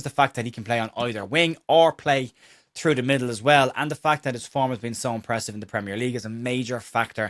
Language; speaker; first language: English; native; English